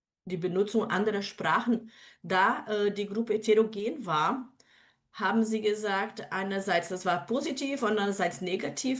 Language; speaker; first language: German; non-native, fluent; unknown